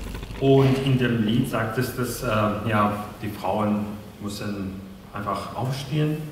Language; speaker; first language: German; non-native, fluent; Persian